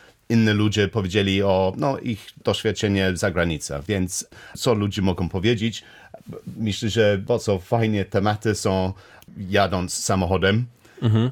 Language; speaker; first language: Polish; non-native, learner; English